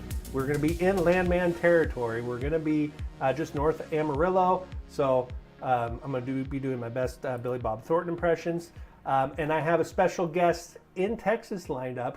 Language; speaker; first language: English; native; English